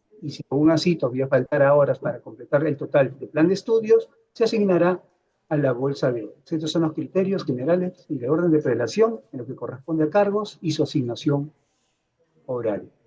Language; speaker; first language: Spanish; native; Spanish